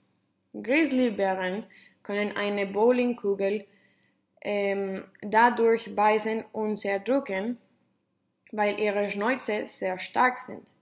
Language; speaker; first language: German; non-native, learner; Spanish